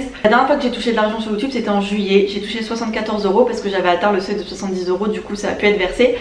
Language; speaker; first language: French; native; French